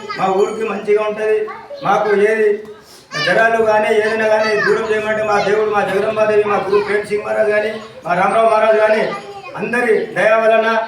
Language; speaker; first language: Telugu; non-native, local second language; Lambadi